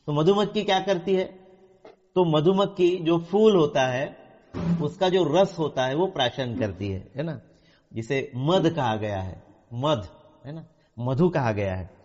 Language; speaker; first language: Hindi; non-native, local second language; Marathi